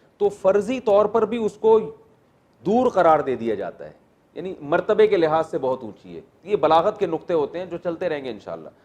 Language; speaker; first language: Urdu; native; Urdu